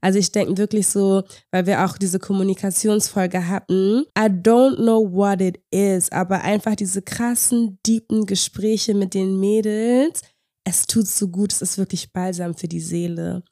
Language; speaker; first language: German; native; German